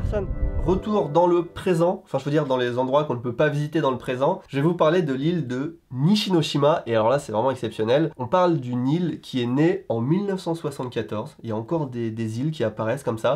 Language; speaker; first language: French; native; French